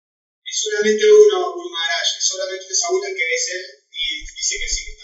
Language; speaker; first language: Spanish; native; Spanish